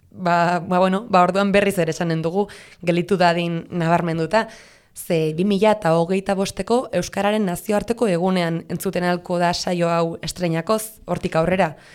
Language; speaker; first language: Basque; non-native, local second language; Spanish